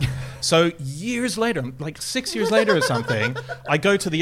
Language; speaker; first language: English; native; English